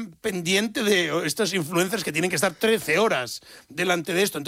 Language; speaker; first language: Spanish; native; Spanish